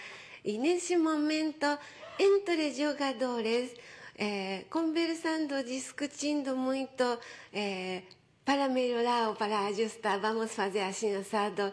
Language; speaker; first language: Portuguese; non-native, fluent; Japanese